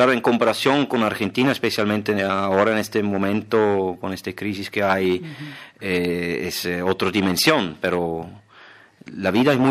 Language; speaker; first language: Spanish; non-native, fluent; German